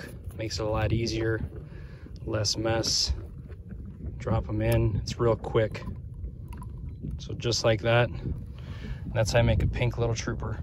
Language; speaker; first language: English; native; English